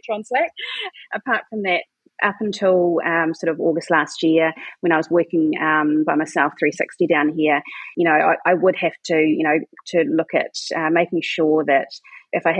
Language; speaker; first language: English; native; English